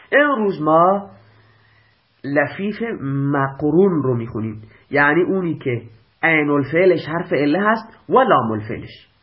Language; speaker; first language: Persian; non-native, local second language; Baluchi